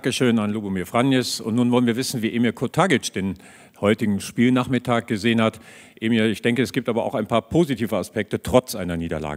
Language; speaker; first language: German; native; German